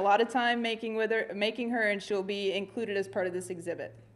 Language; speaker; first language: English; native; English